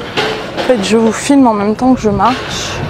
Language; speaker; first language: French; native; French